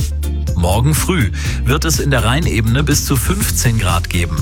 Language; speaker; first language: German; native; German